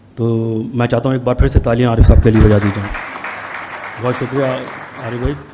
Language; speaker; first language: Urdu; native; Urdu